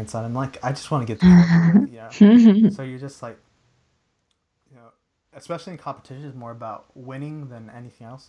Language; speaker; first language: English; native; English